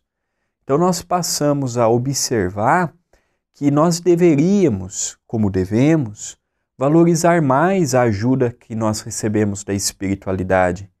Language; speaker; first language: Portuguese; native; Portuguese